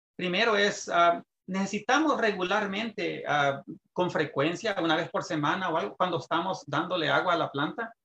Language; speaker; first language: Spanish; native; Spanish